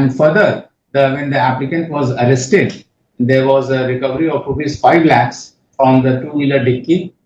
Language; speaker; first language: English; non-native, local second language; Hindi